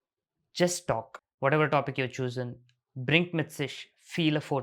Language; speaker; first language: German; non-native, fluent; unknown